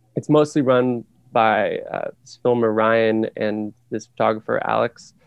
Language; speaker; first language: English; native; English